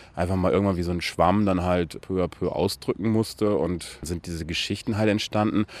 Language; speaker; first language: German; native; German